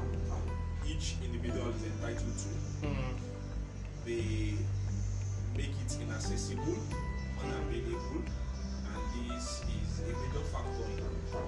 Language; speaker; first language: English; non-native, local second language; Yoruba